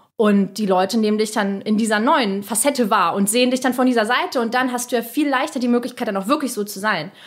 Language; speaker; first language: German; early bilingual, other home language; Russian